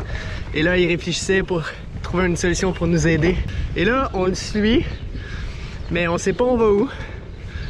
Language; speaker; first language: French; native; French